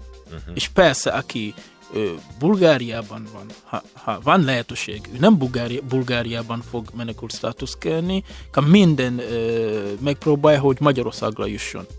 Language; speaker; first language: Hungarian; non-native, fluent; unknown